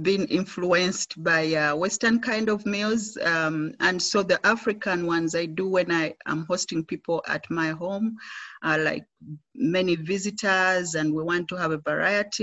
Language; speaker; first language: English; non-native, local second language; Ganda